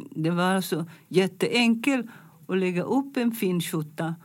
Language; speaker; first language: Swedish; non-native, fluent; Italian